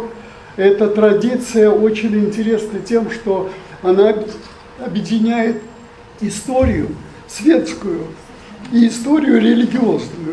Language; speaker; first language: Russian; native; Russian